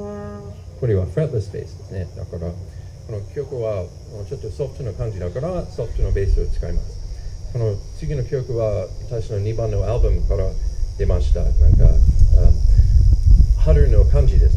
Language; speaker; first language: Japanese; non-native, fluent; English